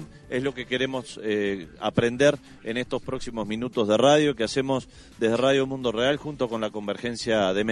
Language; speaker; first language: Spanish; native; Spanish